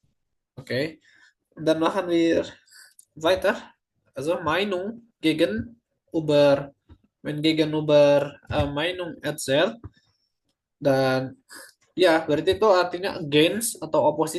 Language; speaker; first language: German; non-native, learner; Indonesian